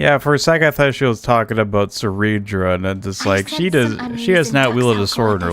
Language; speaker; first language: English; native; English